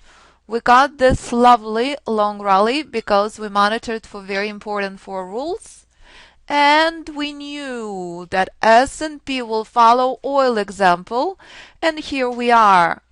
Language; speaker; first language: English; non-native, fluent; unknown